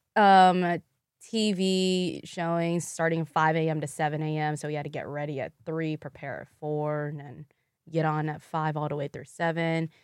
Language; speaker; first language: English; early bilingual, other home language; Vietnamese